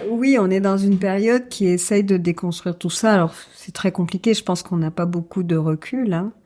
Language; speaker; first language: French; native; French